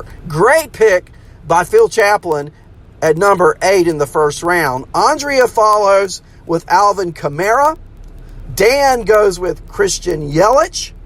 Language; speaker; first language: English; native; English